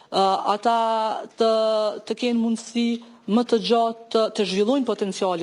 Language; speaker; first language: Albanian; native; Albanian